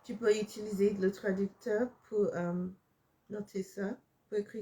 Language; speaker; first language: French; non-native, fluent; English